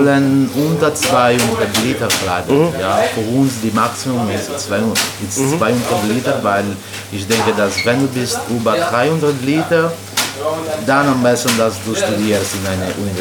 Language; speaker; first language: German; non-native, learner; Italian